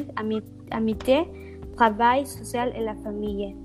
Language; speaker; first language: French; non-native, learner; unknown